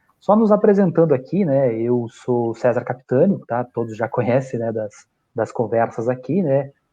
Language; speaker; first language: Portuguese; native; Portuguese